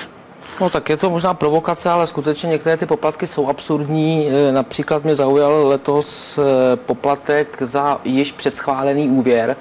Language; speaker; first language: Czech; native; Czech